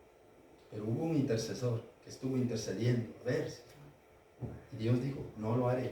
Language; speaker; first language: Spanish; native; Spanish